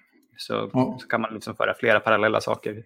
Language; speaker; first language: Swedish; native; Swedish